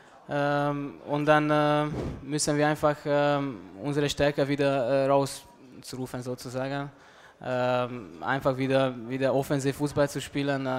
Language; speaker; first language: German; non-native, fluent; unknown